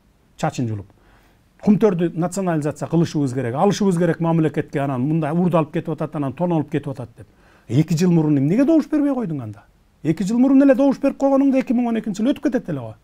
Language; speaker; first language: Kyrgyz; native; Kyrgyz